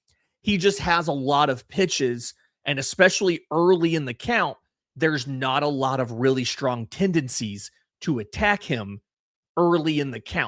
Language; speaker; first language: English; native; English